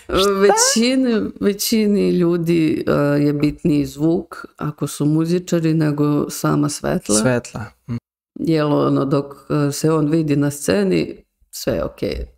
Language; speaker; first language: Serbian; native; Serbian